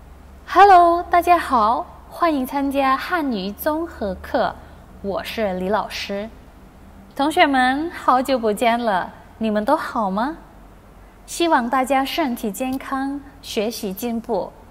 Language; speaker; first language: Chinese; non-native, fluent; Indonesian